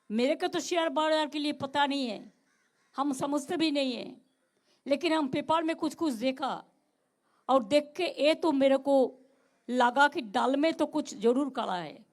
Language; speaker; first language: Hindi; non-native, local second language; Bangla